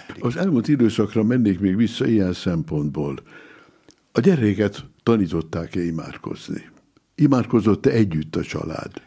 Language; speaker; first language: Hungarian; native; Hungarian